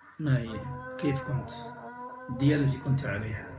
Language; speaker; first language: Arabic; native; Arabic